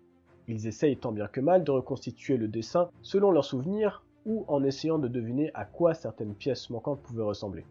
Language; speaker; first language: French; native; French